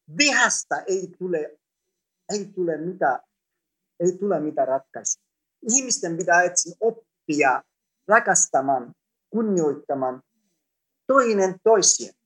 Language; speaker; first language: Finnish; non-native, fluent; Greek